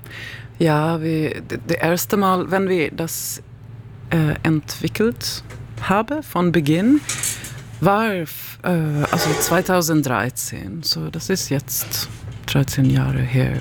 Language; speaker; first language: German; non-native, learner; Swedish